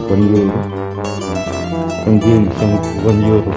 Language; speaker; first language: Filipino; non-native, local second language; Cebuano